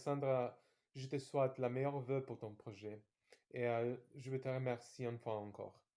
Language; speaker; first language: French; non-native, fluent; Serbian